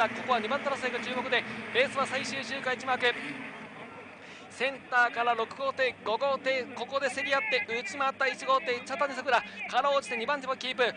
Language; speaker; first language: Japanese; native; Japanese